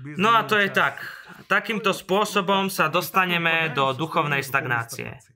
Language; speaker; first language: Slovak; non-native, fluent; Russian